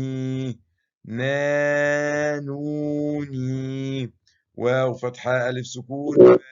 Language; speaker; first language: Arabic; non-native, fluent; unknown